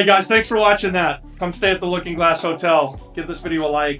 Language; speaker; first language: English; native; English